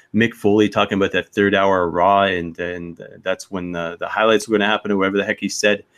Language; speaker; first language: English; native; English